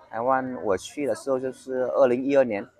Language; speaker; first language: Chinese; non-native, fluent; Vietnamese